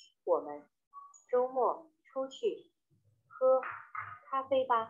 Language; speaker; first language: Chinese; non-native, learner; Vietnamese